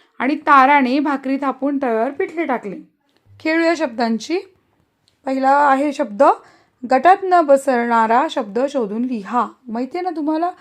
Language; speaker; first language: Marathi; native; Marathi